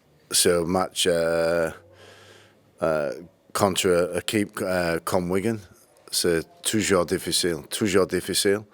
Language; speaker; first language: French; non-native, learner; English